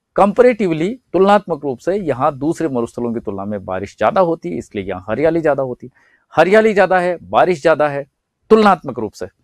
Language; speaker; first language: Hindi; native; Hindi